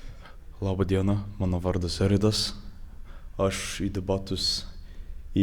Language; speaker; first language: Lithuanian; early bilingual, heritage; Lithuanian